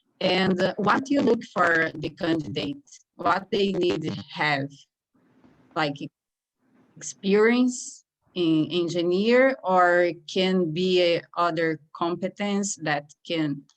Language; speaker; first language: English; non-native, learner; Portuguese